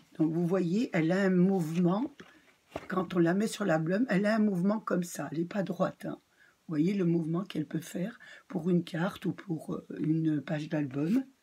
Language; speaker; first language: French; native; French